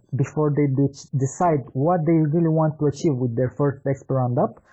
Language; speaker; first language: English; non-native, fluent; Romanian